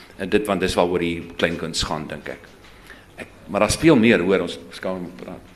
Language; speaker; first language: Afrikaans; native; Afrikaans